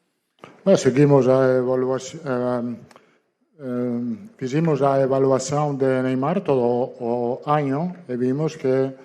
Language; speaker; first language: Portuguese; non-native, learner; Italian